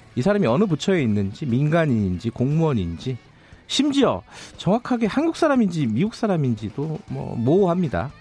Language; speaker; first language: Korean; native; Korean